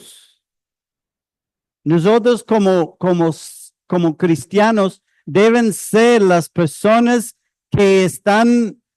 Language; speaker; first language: Spanish; non-native, fluent; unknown